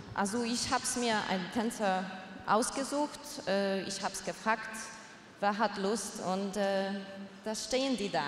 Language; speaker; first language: German; non-native, fluent; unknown